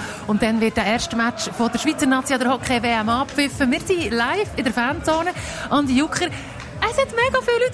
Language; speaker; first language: German; native; German